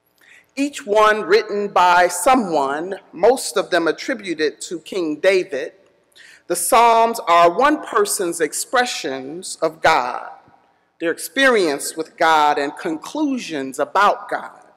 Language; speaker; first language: English; native; English